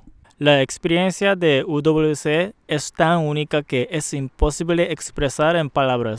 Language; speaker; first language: Spanish; non-native, fluent; Japanese